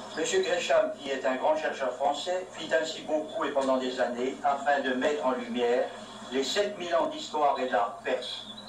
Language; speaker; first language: French; native; French